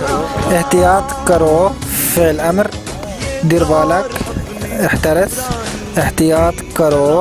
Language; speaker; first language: Arabic; native; Arabic